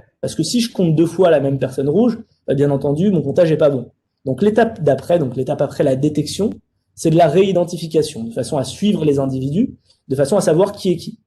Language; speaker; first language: French; native; French